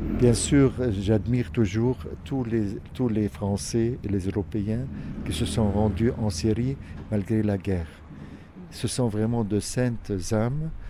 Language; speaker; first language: French; non-native, local second language; Arabic